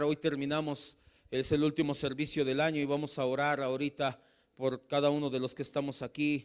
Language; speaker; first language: Spanish; native; Spanish